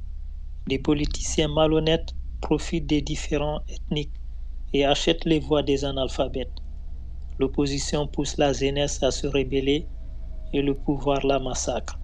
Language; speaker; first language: French; non-native, local second language; Fula